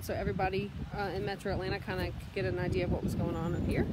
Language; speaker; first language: English; native; English